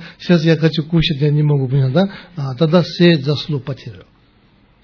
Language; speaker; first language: Russian; non-native, learner; Tibetan